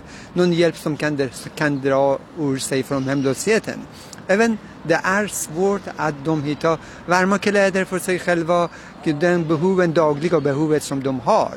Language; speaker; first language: Swedish; non-native, fluent; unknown